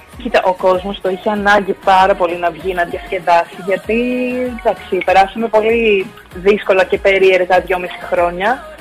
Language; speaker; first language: Greek; early bilingual, heritage; Greek